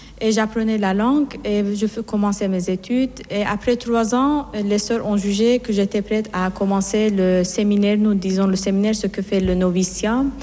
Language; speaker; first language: French; non-native, fluent; Persian